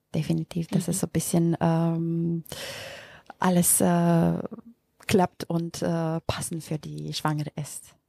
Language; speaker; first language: German; non-native, fluent; Macedonian